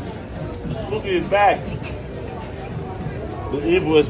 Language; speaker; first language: English; native; English